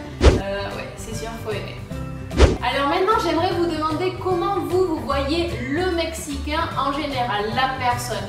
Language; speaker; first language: French; native; French